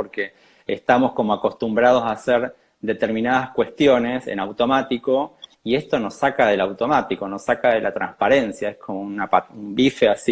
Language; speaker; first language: Spanish; native; Spanish